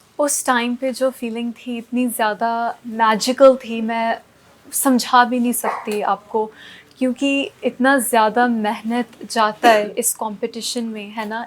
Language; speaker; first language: Hindi; non-native, local second language; Punjabi